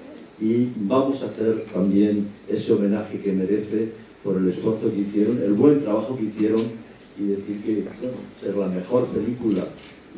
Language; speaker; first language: Spanish; native; Spanish